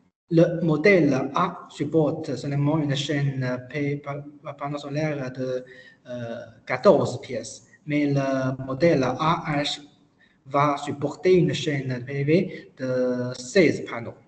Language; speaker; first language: French; non-native, learner; Chinese